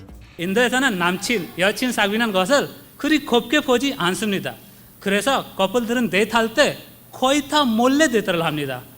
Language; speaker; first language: Korean; non-native, fluent; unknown